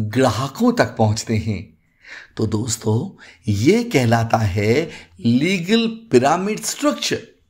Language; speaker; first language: Hindi; native; Hindi